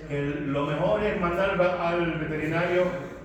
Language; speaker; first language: Spanish; native; Spanish